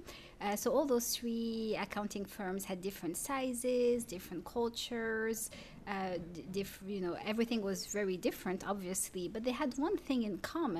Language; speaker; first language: English; non-native, fluent; French